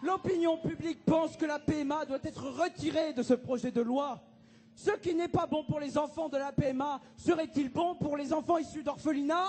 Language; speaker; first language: French; native; French